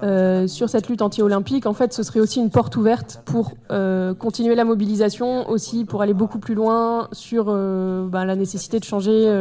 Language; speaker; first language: French; native; French